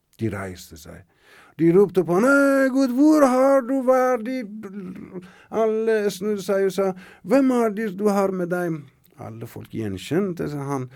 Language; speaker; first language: Norwegian; non-native, fluent; Persian